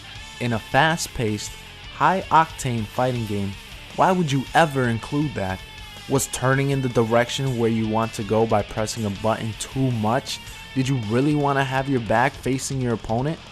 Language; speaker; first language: English; native; English